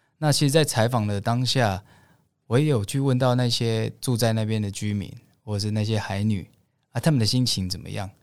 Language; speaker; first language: Chinese; native; Chinese